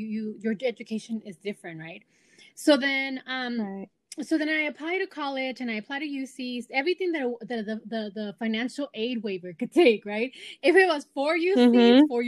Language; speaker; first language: English; native; English